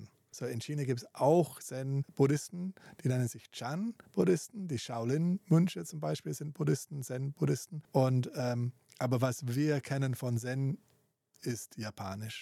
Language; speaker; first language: German; non-native, fluent; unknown